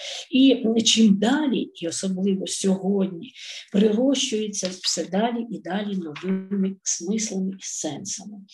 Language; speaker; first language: Ukrainian; native; Ukrainian